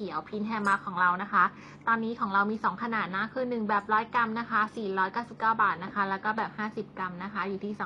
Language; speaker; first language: Thai; native; Thai